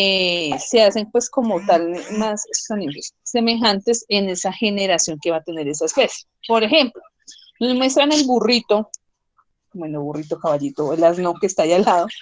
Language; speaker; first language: Spanish; native; Spanish